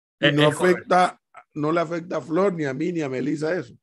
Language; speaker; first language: Spanish; native; Spanish